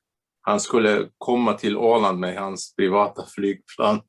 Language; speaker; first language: Swedish; non-native, fluent; Bulgarian